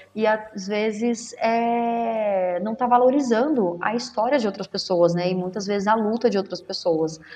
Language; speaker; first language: Portuguese; native; Portuguese